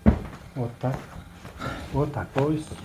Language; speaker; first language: Russian; non-native, learner; Tajik